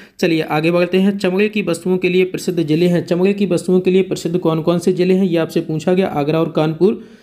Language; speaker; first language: Hindi; native; Hindi